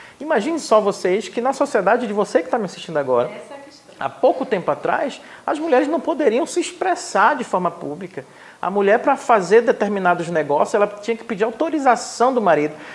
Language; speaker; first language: Portuguese; non-native, local second language; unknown